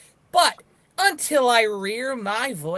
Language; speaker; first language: English; native; English